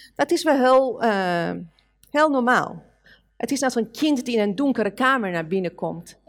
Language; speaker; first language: Dutch; non-native, fluent; Persian